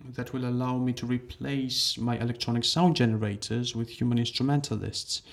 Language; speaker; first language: English; non-native, fluent; Georgian